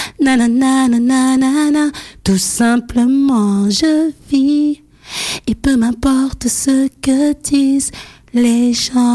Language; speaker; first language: French; early bilingual, other home language; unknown